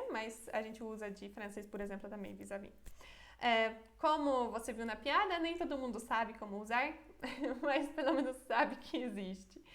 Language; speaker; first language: Portuguese; non-native, fluent; Polish